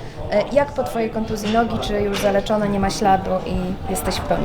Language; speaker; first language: Polish; native; Polish